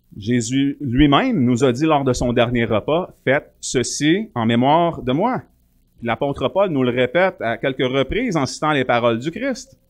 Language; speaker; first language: French; native; French